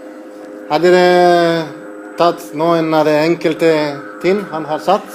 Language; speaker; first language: Norwegian; non-native, learner; Spanish